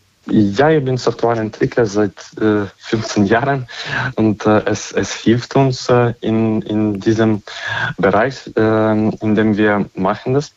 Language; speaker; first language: German; non-native, fluent; Ukrainian